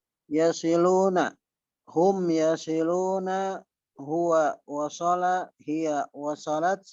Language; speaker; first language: Arabic; non-native, learner; Indonesian